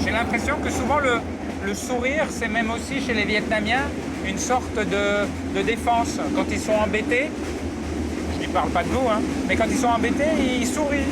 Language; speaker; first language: French; native; French